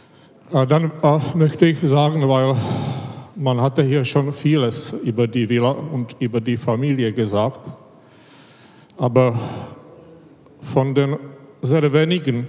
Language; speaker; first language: German; non-native, fluent; Czech